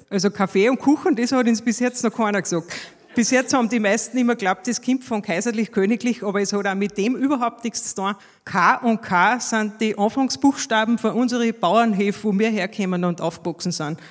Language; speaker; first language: German; native; German